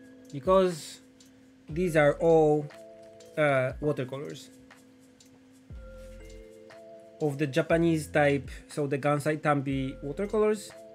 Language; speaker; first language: English; non-native, fluent; Polish